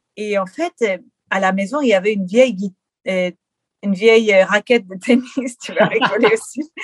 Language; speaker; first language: French; non-native, fluent; Spanish